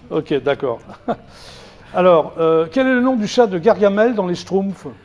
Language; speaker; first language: French; native; French